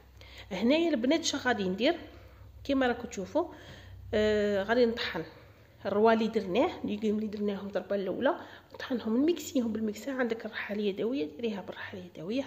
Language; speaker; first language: Arabic; native; Arabic